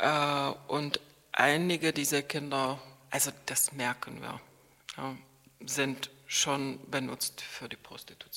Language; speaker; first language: German; non-native, fluent; Czech